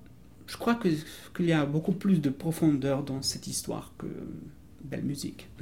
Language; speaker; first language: French; non-native, fluent; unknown